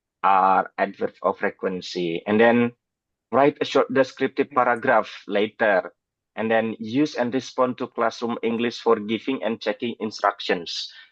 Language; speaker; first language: English; non-native, fluent; Indonesian